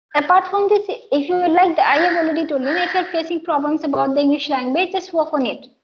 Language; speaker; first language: English; non-native, local second language; Hindi